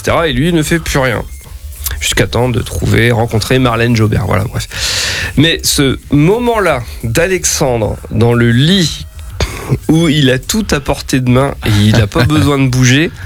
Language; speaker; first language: French; native; French